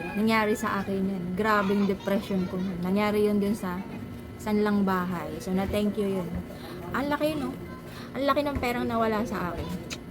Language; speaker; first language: Filipino; non-native, local second language; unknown